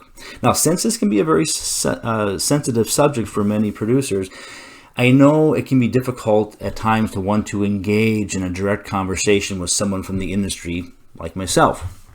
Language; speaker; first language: English; native; English